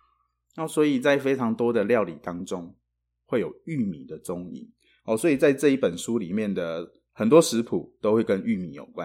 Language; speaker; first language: Chinese; native; Chinese